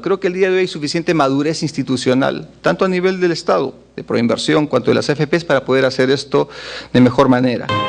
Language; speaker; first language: Spanish; native; Spanish